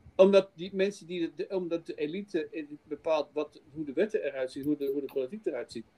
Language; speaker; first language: Dutch; native; Dutch